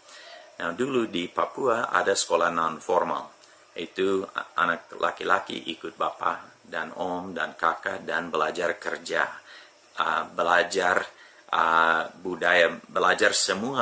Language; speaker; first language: Indonesian; non-native, fluent; English